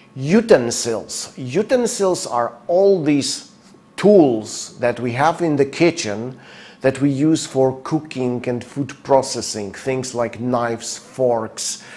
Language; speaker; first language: English; non-native, fluent; Polish